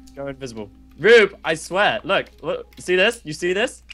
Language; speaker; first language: English; native; English